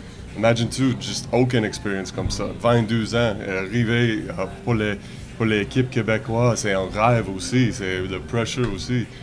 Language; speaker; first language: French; non-native, learner; English